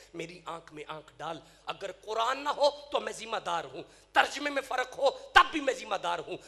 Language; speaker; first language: Urdu; non-native, local second language; Punjabi